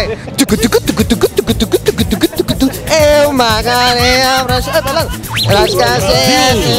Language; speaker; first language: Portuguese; non-native, learner; Spanish